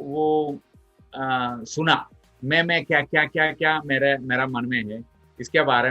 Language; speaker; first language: Hindi; non-native, local second language; Malayalam